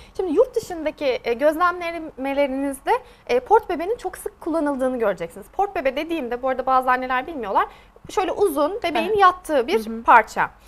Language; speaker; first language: Turkish; native; Turkish